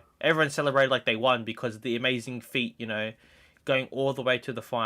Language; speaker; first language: English; native; English